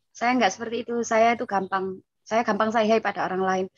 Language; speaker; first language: Indonesian; native; Indonesian